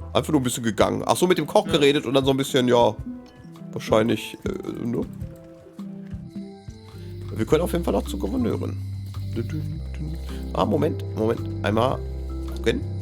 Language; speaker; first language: German; native; German